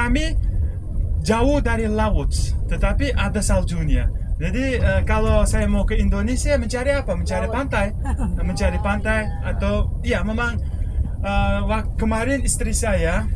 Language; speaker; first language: Indonesian; non-native, fluent; Uzbek